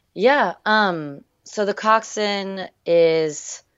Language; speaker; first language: English; early bilingual, other home language; French